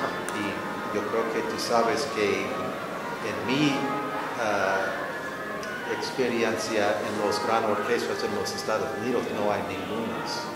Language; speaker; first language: Spanish; non-native, learner; English